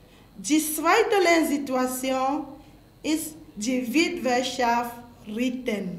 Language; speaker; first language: German; non-native, fluent; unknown